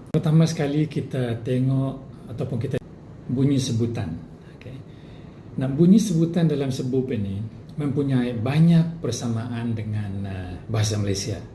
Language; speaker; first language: Malay; non-native, local second language; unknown